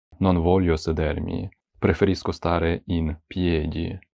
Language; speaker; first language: Italian; non-native, fluent; Ukrainian